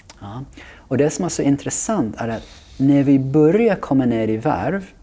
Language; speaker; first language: Swedish; non-native, fluent; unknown